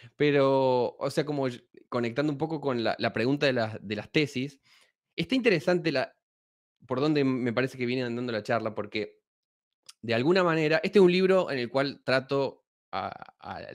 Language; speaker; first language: Spanish; native; Spanish